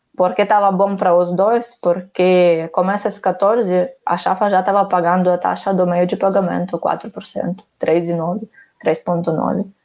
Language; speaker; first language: Portuguese; non-native, fluent; Ukrainian